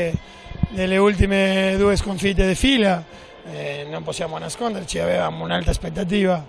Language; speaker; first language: Italian; non-native, fluent; Spanish